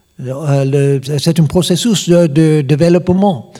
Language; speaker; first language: French; non-native, learner; English